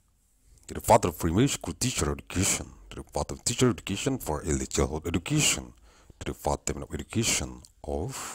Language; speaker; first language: English; non-native, learner; Indonesian